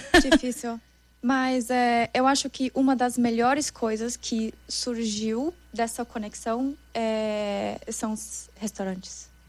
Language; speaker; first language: Portuguese; non-native, fluent; German